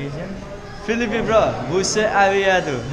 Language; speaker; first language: Portuguese; non-native, learner; Nepali